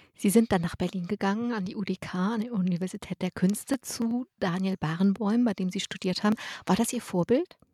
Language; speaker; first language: German; native; German